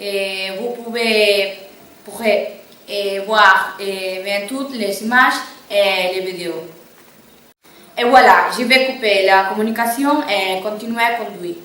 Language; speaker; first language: French; non-native, learner; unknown